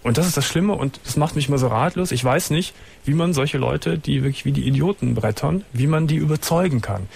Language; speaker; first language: German; native; German